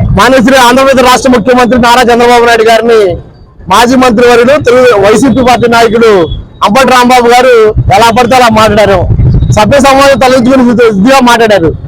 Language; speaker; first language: Telugu; native; Telugu